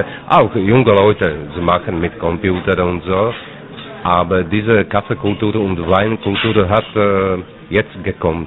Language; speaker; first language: German; non-native, learner; Czech